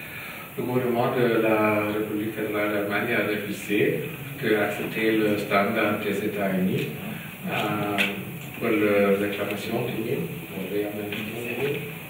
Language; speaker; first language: French; non-native, learner; German